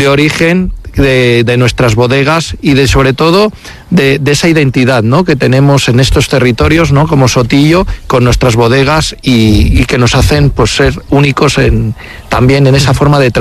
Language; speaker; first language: Spanish; native; Spanish